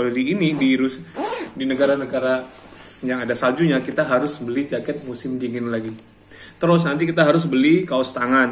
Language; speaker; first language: Indonesian; non-native, local second language; Javanese